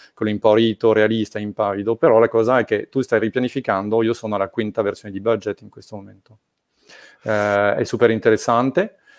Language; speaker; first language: Italian; non-native, fluent; French